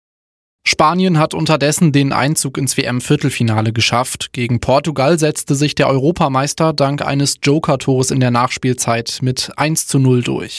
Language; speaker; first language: German; native; German